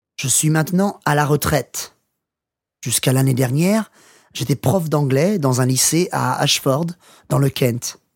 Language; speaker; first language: French; non-native, learner; English